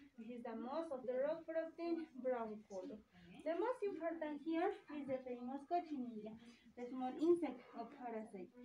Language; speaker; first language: English; non-native, learner; Spanish